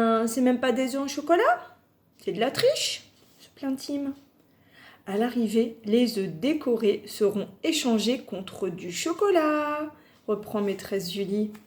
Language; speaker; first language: French; native; French